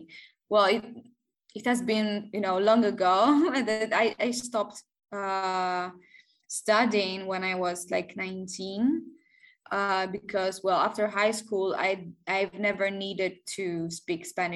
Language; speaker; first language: English; non-native, fluent; Italian